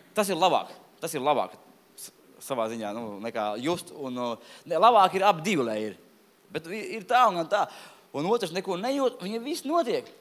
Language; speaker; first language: Latvian; non-native, local second language; Russian